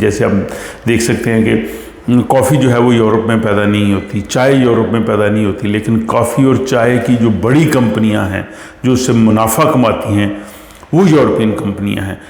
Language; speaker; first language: Urdu; non-native, local second language; Punjabi